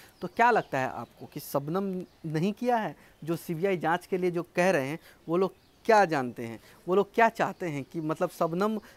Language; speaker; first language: Hindi; native; Hindi